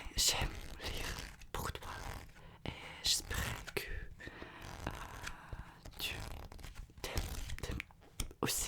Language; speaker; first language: French; non-native, learner; Russian